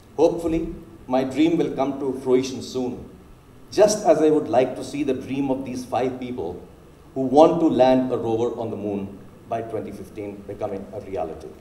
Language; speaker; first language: English; non-native, local second language; Hindi